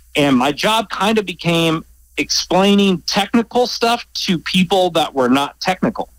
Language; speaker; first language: English; native; English